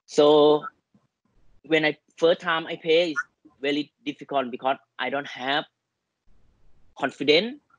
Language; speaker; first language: English; non-native, learner; Thai